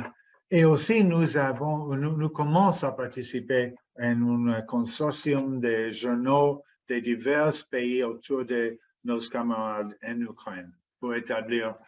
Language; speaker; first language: French; non-native, fluent; English